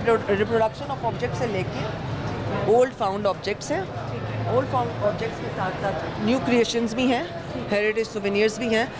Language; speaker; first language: Hindi; native; Hindi